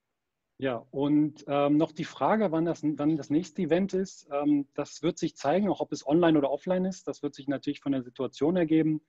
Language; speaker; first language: German; native; German